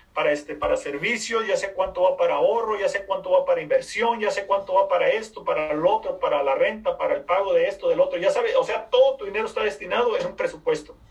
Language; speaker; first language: Spanish; native; Spanish